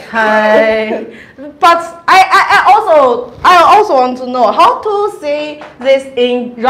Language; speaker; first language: English; non-native, learner; Chinese